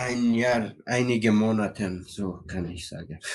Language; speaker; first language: German; non-native, learner; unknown